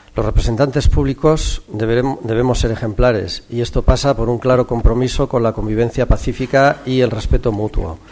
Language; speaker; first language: Spanish; non-native, local second language; Catalan